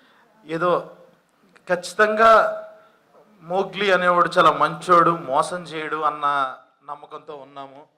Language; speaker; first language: Telugu; native; Telugu